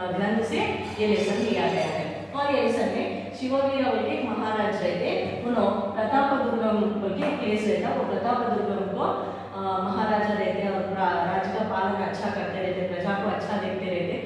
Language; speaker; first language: Hindi; non-native, local second language; Telugu